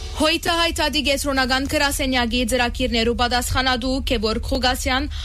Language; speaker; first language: Armenian; early bilingual, heritage; Armenian